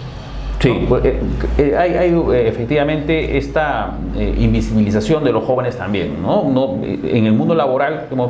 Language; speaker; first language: Spanish; native; Spanish